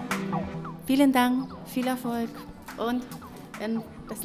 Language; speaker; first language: German; non-native, learner; Spanish